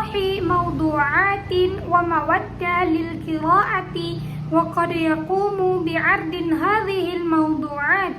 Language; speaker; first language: Arabic; non-native, learner; Indonesian